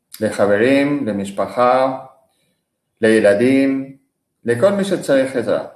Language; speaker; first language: Hebrew; non-native, fluent; Spanish